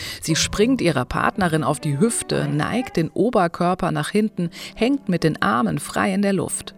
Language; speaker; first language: German; native; German